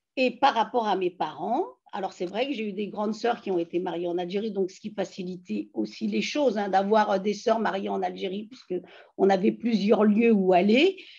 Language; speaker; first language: French; native; French